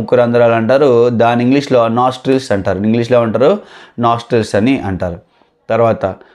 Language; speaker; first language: Telugu; non-native, local second language; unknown